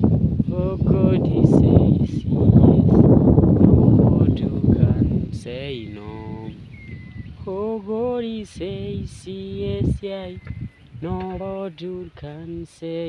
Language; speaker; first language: English; non-native, learner; Swahili